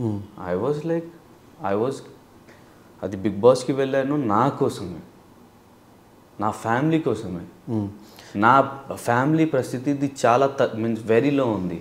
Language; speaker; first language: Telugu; non-native, learner; Hindi